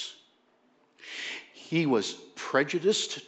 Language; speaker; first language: English; native; English